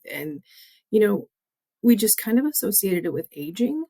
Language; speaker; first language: English; native; English